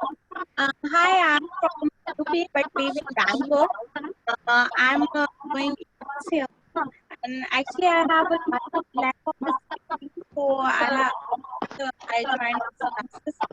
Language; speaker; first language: English; non-native, learner; Hindi